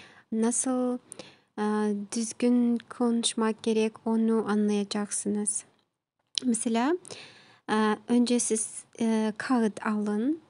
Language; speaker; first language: Turkish; non-native, learner; Kazakh